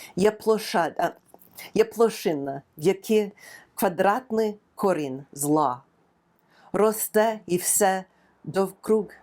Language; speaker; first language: Ukrainian; non-native, fluent; English